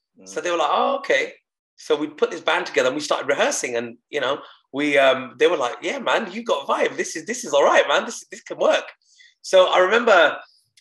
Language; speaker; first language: English; non-native, local second language; Punjabi